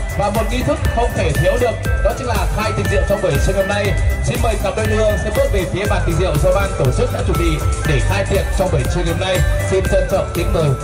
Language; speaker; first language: Vietnamese; non-native, local second language; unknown